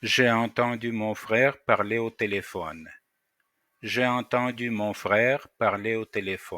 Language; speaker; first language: French; non-native, fluent; Russian